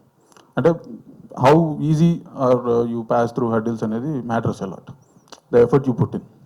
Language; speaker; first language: Telugu; native; Telugu